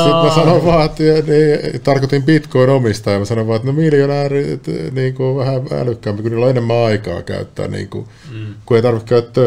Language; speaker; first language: Finnish; native; Finnish